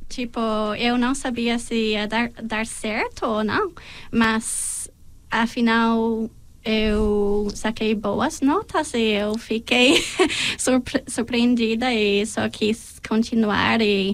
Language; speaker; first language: Portuguese; non-native, fluent; English